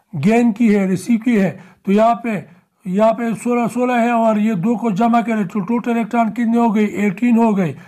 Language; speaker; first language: Urdu; non-native, local second language; Pashto